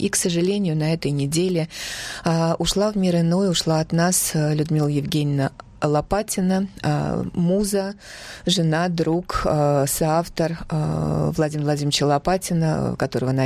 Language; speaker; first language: Russian; native; Russian